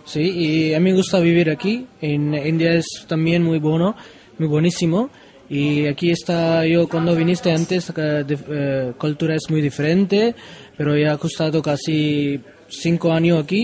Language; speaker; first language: Spanish; non-native, learner; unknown